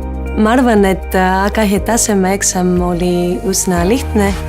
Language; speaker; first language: Estonian; non-native, learner; Greek